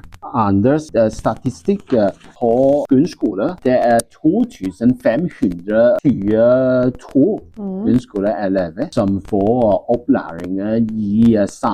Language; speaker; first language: Norwegian; non-native, learner; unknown